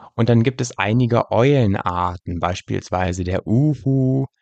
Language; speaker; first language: German; native; German